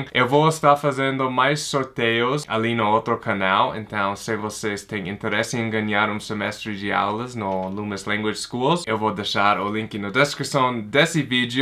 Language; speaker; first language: Portuguese; non-native, fluent; English